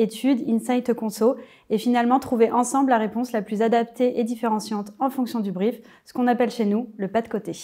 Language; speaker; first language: French; native; French